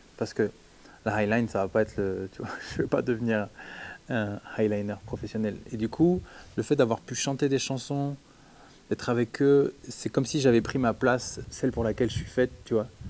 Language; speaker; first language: French; native; French